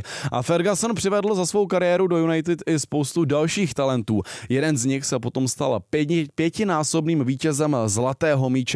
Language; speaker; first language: Czech; native; Czech